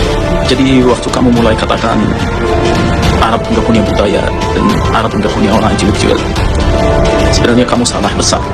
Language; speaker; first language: Indonesian; non-native, fluent; Arabic